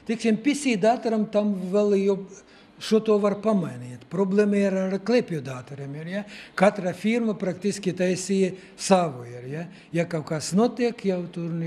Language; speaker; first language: Latvian; non-native, local second language; Russian